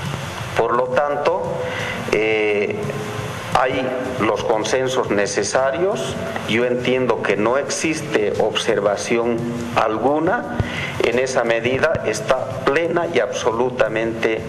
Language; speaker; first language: Spanish; native; Spanish